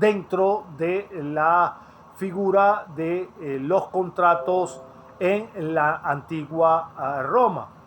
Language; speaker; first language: Spanish; native; Spanish